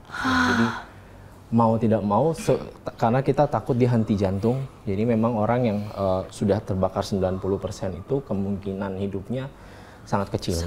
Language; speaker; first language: Indonesian; native; Indonesian